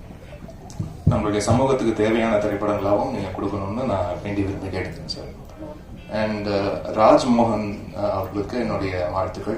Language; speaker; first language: Tamil; native; Tamil